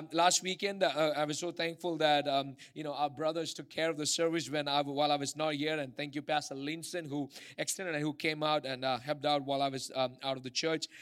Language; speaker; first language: English; non-native, local second language; Malayalam